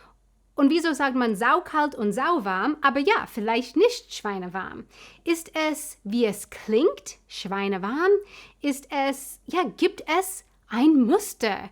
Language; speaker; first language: German; non-native, fluent; English